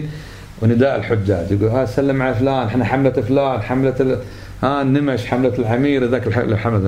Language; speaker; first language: Arabic; native; Arabic